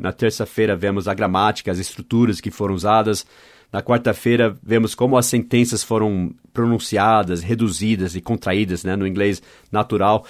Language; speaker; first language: Portuguese; non-native, fluent; English